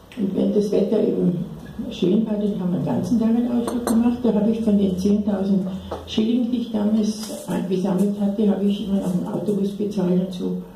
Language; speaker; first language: German; native; German